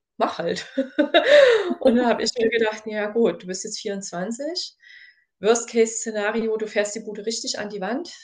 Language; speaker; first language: German; native; German